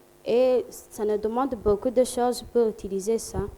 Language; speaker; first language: French; non-native, local second language; Rundi